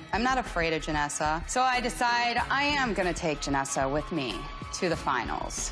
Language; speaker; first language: English; native; English